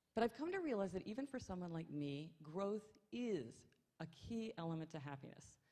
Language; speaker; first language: English; native; English